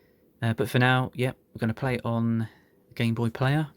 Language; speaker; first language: English; native; English